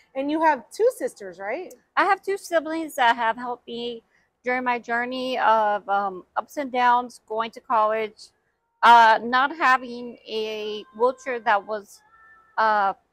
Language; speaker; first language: English; native; English